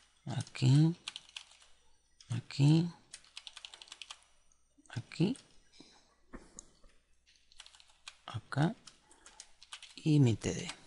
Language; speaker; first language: Spanish; native; Spanish